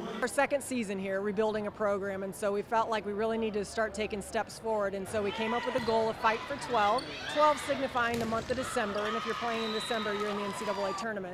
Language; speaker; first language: English; native; English